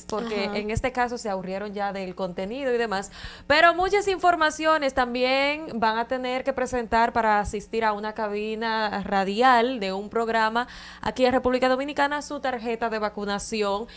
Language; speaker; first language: Spanish; native; Spanish